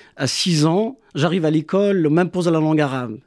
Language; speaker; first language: French; non-native, local second language; Kabyle